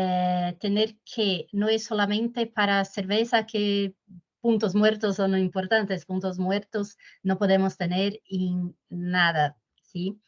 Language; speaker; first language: Spanish; non-native, fluent; Portuguese